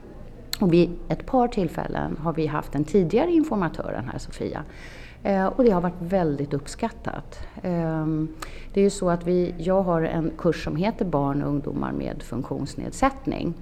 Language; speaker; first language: Swedish; native; Swedish